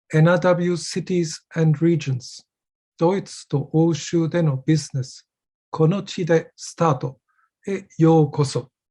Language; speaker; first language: Japanese; non-native, fluent; German